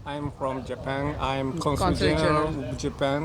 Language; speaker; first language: English; non-native, fluent; Japanese